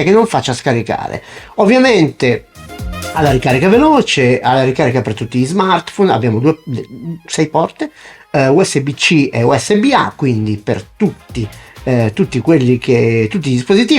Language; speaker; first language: Italian; native; Italian